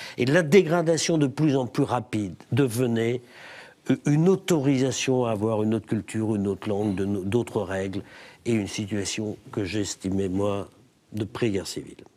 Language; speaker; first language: French; native; French